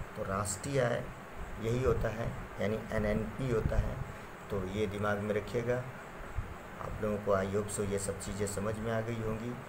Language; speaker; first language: Hindi; native; Hindi